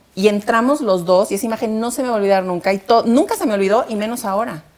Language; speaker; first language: Spanish; native; Spanish